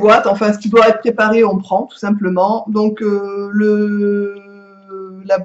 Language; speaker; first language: French; native; French